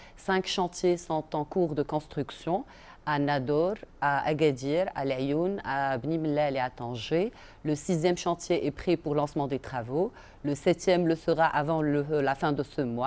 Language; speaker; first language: French; non-native, local second language; Arabic